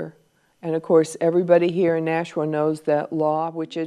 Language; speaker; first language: English; native; English